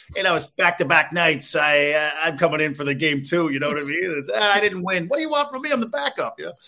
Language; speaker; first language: English; native; English